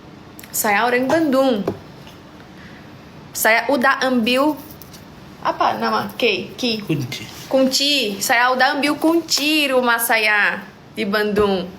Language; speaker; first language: Indonesian; non-native, learner; Portuguese